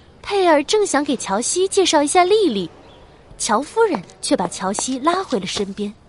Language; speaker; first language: Chinese; native; Chinese